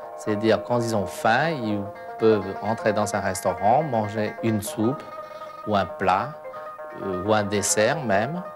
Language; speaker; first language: French; non-native, fluent; Cantonese